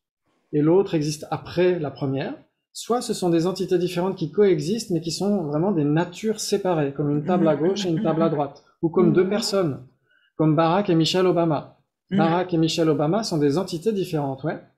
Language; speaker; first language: French; native; French